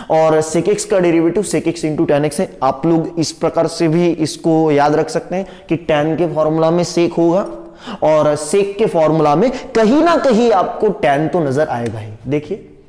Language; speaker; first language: Hindi; non-native, local second language; Marathi